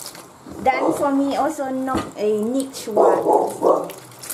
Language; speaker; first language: German; non-native, learner; Thai